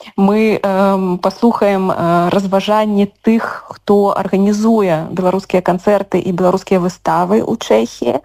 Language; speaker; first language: Belarusian; native; Belarusian